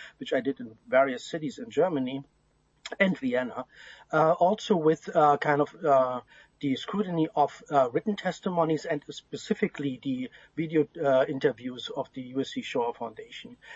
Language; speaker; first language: English; non-native, fluent; German